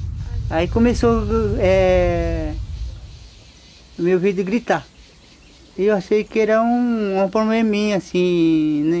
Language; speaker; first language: Portuguese; non-native, local second language; Guarani